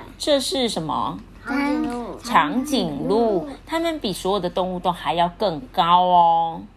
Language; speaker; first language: Chinese; native; Chinese